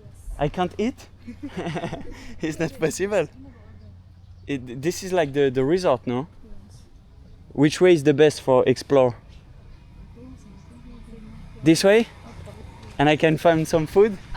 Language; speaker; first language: English; non-native, learner; French